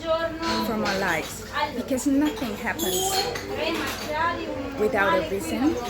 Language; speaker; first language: English; non-native, fluent; Italian